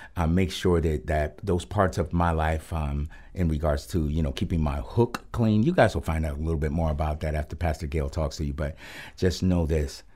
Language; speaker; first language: English; early bilingual, other home language; Spanish